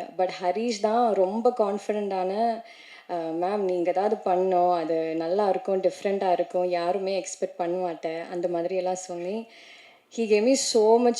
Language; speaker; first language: Tamil; non-native, learner; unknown